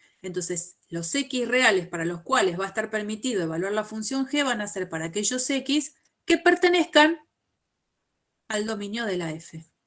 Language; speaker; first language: Spanish; native; Spanish